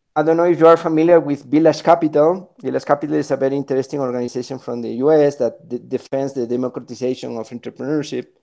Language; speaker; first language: English; non-native, fluent; Spanish